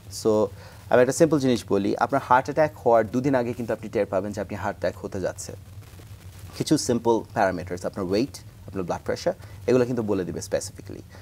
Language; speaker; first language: Bangla; native; Bangla